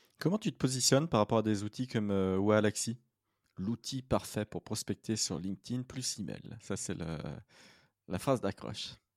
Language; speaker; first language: French; native; French